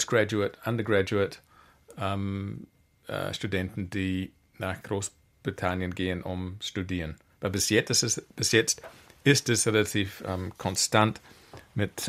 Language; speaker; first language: German; non-native, fluent; English